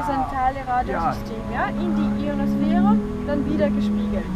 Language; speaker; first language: German; non-native, fluent; Russian